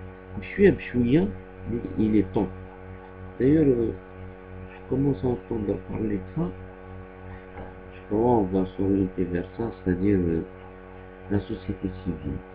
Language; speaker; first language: French; non-native, local second language; Arabic